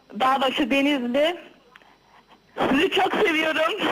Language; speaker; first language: Turkish; early bilingual, heritage; Turkish